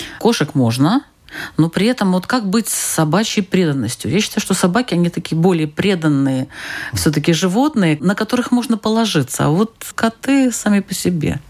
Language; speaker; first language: Russian; native; Russian